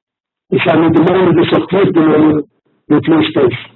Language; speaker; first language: French; non-native, fluent; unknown